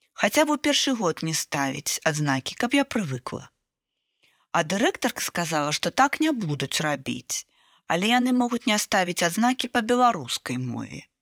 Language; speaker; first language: Belarusian; non-native, local second language; Russian